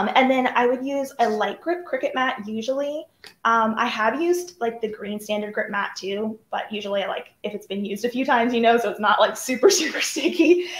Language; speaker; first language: English; native; English